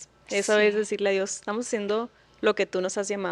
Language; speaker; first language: Spanish; native; Spanish